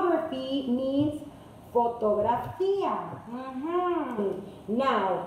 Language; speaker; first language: English; non-native, fluent; Spanish